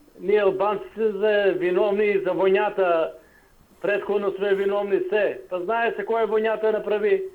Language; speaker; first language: Macedonian; non-native, local second language; Albanian